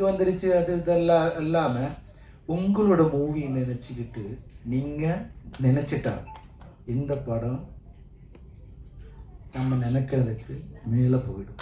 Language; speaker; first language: Tamil; non-native, learner; Malayalam